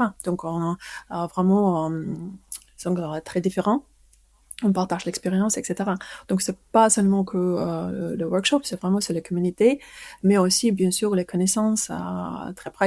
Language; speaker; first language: French; non-native, fluent; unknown